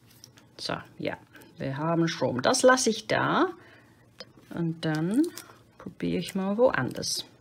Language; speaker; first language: German; non-native, fluent; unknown